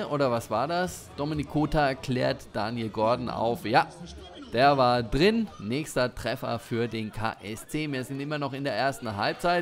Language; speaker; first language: German; native; German